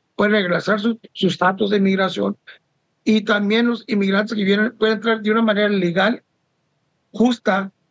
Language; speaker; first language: Spanish; early bilingual, heritage; Spanish